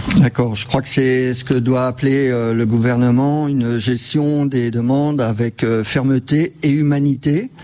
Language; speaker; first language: French; native; French